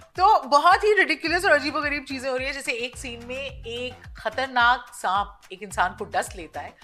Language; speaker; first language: Hindi; native; Hindi